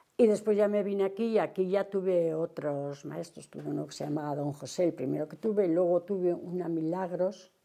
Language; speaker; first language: Spanish; native; Spanish